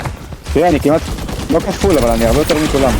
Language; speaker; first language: Hebrew; native; Hebrew